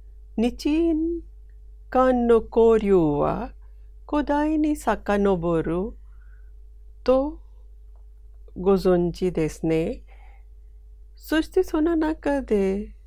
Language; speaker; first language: Japanese; non-native, fluent; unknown